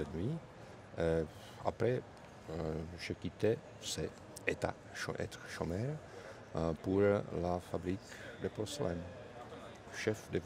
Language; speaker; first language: French; non-native, fluent; Czech